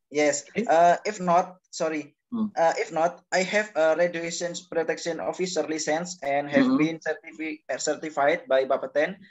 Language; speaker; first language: English; non-native, learner; Indonesian